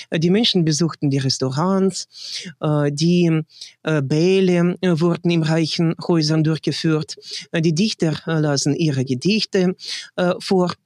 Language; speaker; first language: German; non-native, fluent; Russian